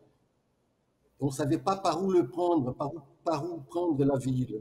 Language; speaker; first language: French; non-native, fluent; Portuguese